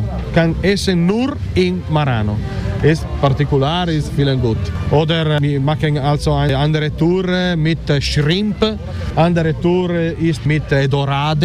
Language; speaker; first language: German; non-native, learner; Italian